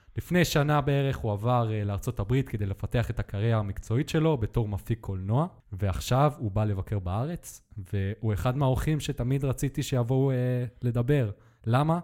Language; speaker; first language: Hebrew; native; Hebrew